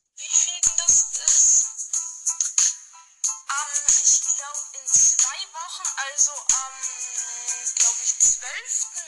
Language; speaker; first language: German; native; German